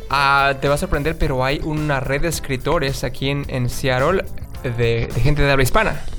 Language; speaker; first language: Spanish; native; Spanish